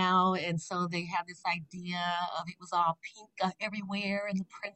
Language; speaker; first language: English; native; English